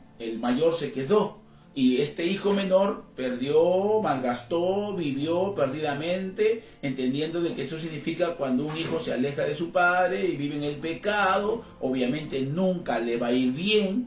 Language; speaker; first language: Spanish; native; Spanish